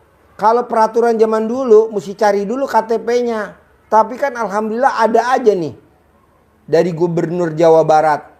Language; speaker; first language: Indonesian; native; Indonesian